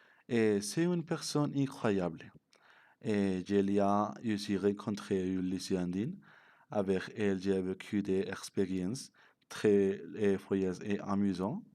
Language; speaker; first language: French; non-native, learner; Spanish